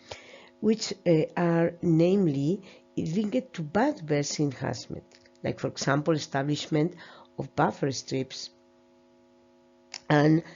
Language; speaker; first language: English; non-native, fluent; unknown